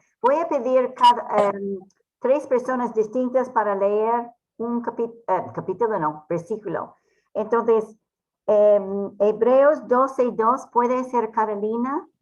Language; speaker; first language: Spanish; non-native, fluent; English